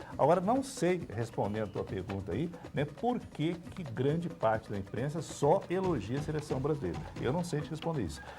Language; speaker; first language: Portuguese; native; Portuguese